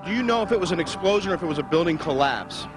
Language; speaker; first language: English; native; English